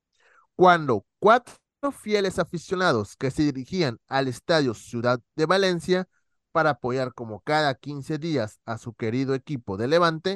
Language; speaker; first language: Spanish; native; Spanish